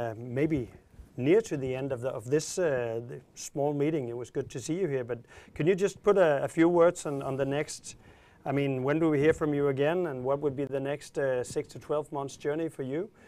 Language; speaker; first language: English; non-native, fluent; Danish